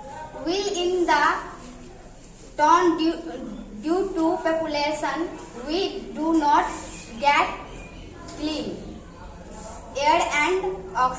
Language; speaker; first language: English; non-native, learner; Hindi